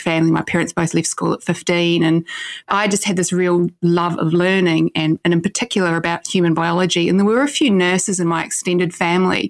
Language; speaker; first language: English; native; English